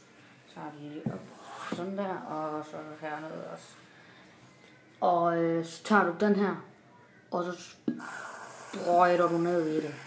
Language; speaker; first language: Danish; native; Danish